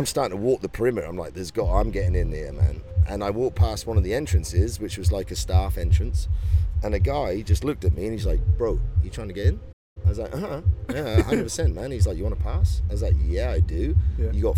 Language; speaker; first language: English; native; English